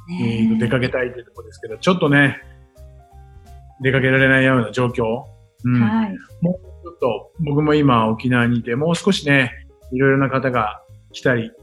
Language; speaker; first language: Japanese; native; Japanese